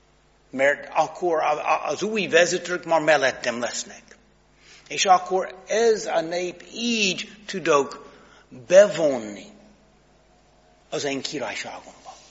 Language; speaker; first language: Hungarian; non-native, fluent; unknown